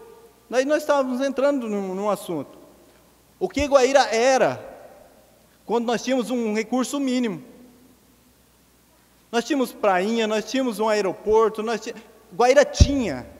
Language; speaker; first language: Portuguese; native; Portuguese